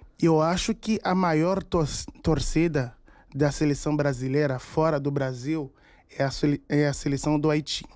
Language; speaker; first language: Portuguese; non-native, fluent; Haitian Creole